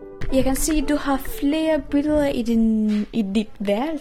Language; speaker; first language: Danish; non-native, learner; Persian